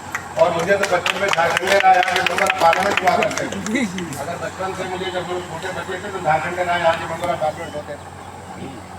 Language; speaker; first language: Hindi; native; Hindi